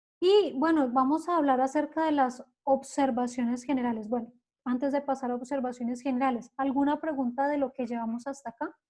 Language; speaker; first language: Spanish; native; Spanish